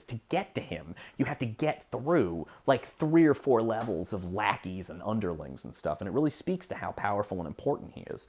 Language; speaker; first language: English; native; English